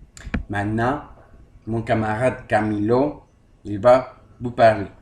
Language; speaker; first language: French; non-native, learner; Spanish